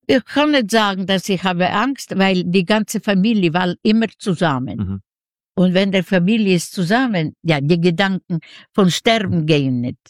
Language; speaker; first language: German; non-native, learner; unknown